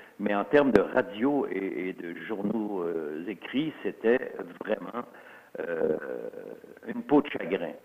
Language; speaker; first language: French; early bilingual, other home language; Swiss German